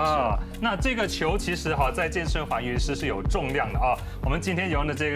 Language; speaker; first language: Chinese; native; Chinese